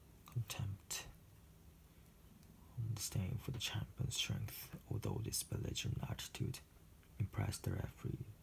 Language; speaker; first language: English; non-native, fluent; Japanese